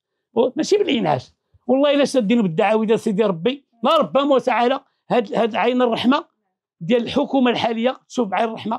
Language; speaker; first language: Arabic; native; Arabic